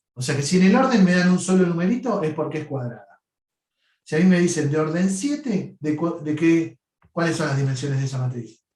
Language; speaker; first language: Spanish; native; Spanish